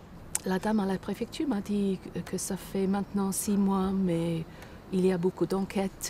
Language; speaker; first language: French; non-native, fluent; English